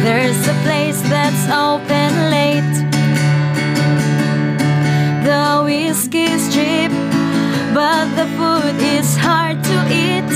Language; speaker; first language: English; non-native, local second language; Cebuano